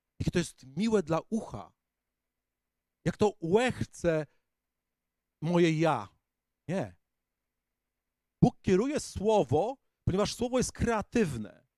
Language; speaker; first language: Polish; native; Polish